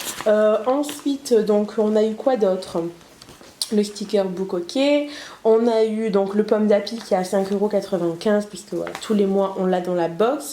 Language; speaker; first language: French; native; French